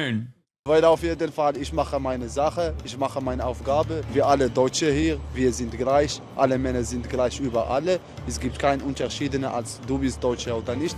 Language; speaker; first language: German; non-native, learner; Arabic